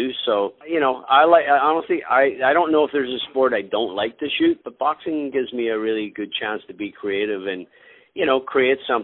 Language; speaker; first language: English; native; English